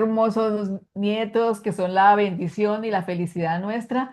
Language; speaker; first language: Spanish; native; Spanish